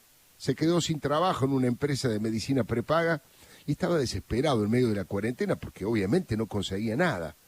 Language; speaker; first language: Spanish; native; Spanish